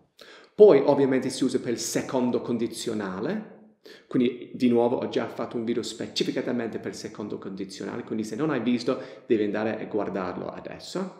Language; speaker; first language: Italian; non-native, fluent; English